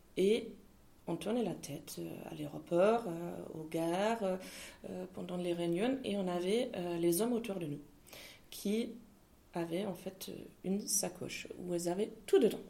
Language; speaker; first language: French; non-native, fluent; German